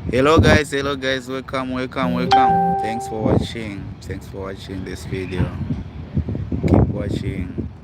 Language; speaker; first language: English; non-native, local second language; Shona